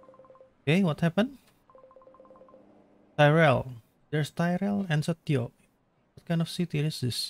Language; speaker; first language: English; non-native, learner; Indonesian